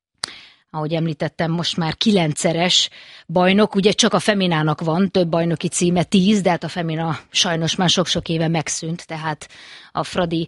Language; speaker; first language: Hungarian; native; Hungarian